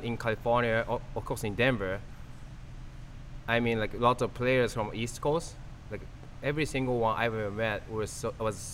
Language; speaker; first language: English; non-native, learner; Japanese